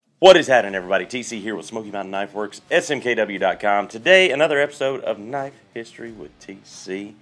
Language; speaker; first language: English; native; English